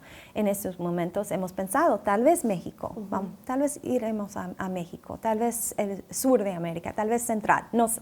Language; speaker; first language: Spanish; non-native, fluent; English